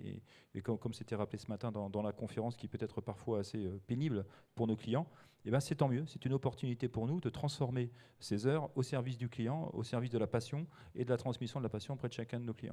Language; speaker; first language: French; native; French